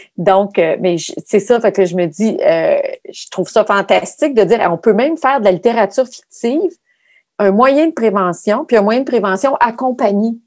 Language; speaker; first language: French; native; French